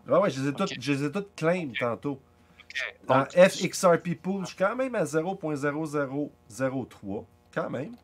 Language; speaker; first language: French; native; French